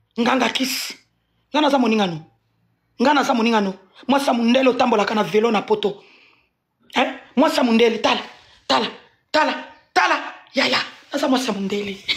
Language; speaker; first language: Lingala; non-native, local second language; Swahili